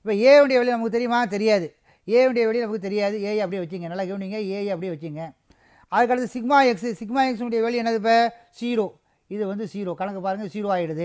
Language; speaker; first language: Tamil; native; Tamil